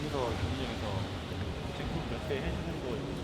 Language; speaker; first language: Korean; non-native, learner; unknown